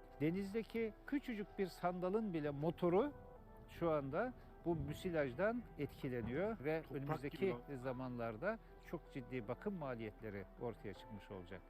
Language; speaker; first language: Turkish; native; Turkish